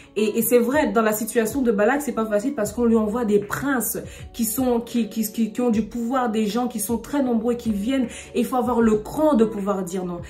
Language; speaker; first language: French; non-native, local second language; Lingala